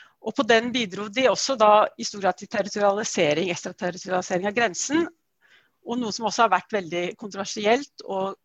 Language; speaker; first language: Norwegian; native; Norwegian